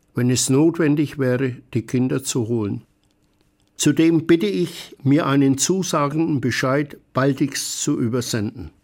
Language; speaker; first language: German; native; German